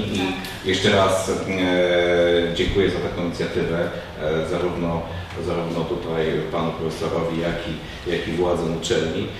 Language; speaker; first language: Polish; native; Polish